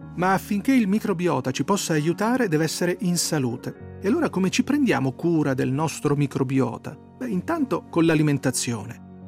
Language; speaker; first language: Italian; native; Italian